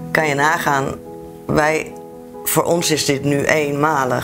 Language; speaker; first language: Dutch; native; Dutch